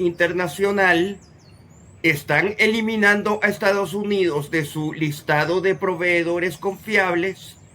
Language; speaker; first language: Spanish; native; Spanish